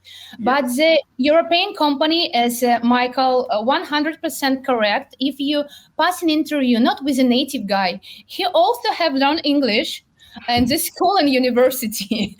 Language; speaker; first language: English; non-native, fluent; Russian